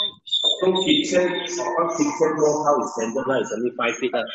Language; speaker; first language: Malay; non-native, local second language; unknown